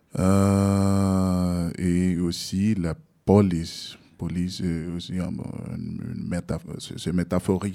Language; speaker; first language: French; non-native, learner; Portuguese